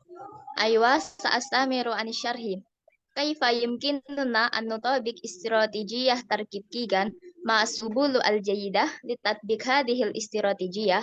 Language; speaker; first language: Arabic; non-native, learner; Indonesian